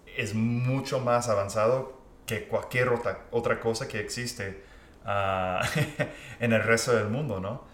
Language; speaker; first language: Spanish; non-native, fluent; English